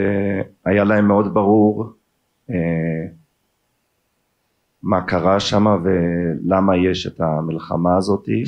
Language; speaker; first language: Hebrew; early bilingual, other home language; German